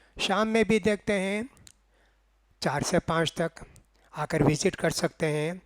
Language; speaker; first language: Urdu; native; Urdu